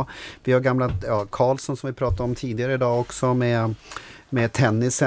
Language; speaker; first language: Swedish; native; Swedish